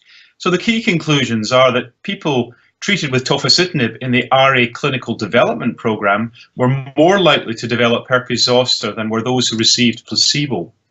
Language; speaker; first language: English; native; English